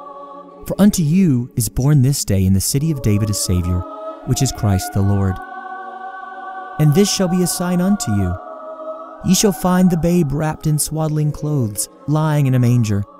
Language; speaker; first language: English; native; English